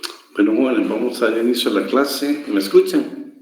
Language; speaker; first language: Spanish; native; Spanish